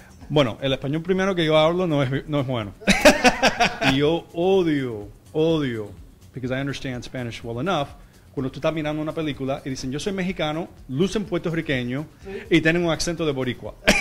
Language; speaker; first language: Spanish; early bilingual, heritage; Spanish